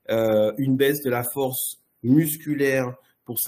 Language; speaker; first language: French; native; French